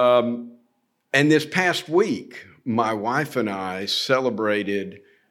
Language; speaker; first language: English; native; English